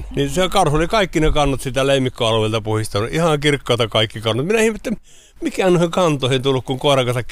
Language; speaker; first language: Finnish; native; Finnish